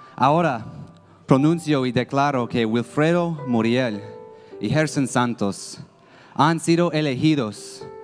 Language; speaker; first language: Spanish; non-native, fluent; English